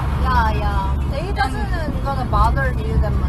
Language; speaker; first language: English; non-native, learner; Korean